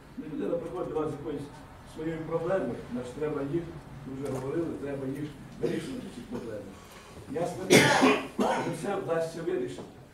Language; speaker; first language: Ukrainian; native; Ukrainian